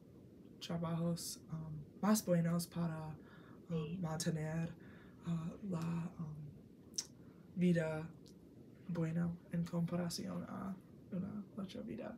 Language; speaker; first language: Spanish; non-native, learner; English